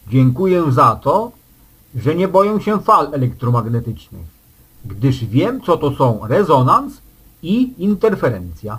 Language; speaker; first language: Polish; native; Polish